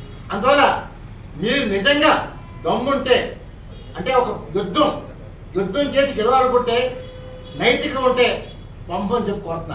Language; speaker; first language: Telugu; native; Telugu